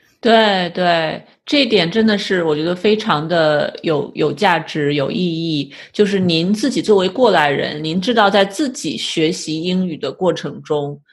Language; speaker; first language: Chinese; native; Chinese